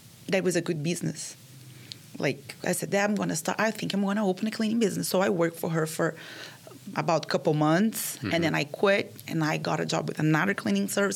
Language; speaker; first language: English; non-native, fluent; Portuguese